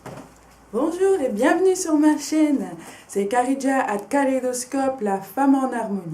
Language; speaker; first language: French; native; French